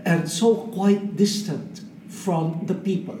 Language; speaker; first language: English; non-native, local second language; Filipino